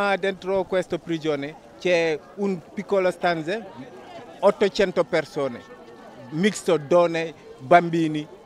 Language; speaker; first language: Italian; non-native, learner; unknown